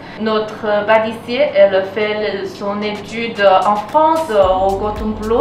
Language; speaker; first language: French; non-native, fluent; Chinese